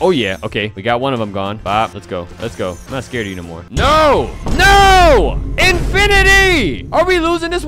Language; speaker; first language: English; native; English